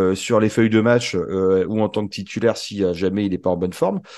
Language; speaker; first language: French; native; French